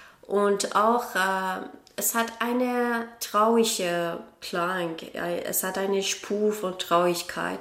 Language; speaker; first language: German; non-native, learner; Persian